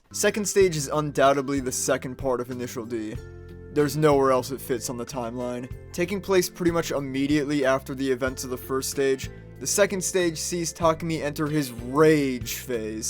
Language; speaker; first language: English; native; English